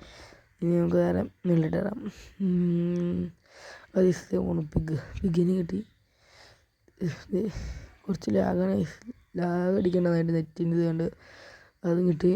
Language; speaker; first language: Malayalam; native; Malayalam